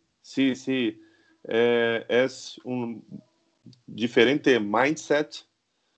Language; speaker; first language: Spanish; non-native, learner; Portuguese